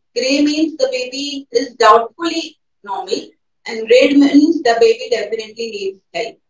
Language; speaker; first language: English; non-native, local second language; Marathi